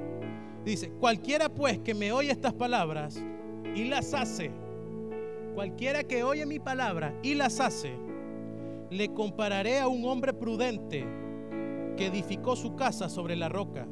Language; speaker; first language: Spanish; native; Spanish